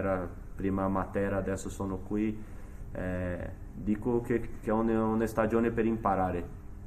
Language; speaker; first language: Italian; non-native, fluent; Portuguese